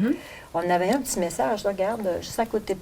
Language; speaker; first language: French; native; French